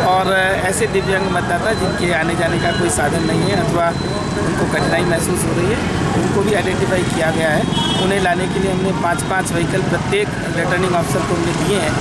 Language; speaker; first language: Hindi; native; Hindi